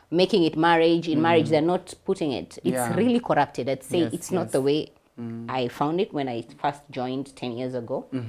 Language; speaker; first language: English; non-native, local second language; Swahili